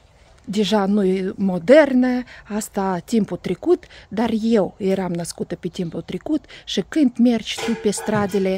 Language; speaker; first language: Romanian; non-native, learner; Russian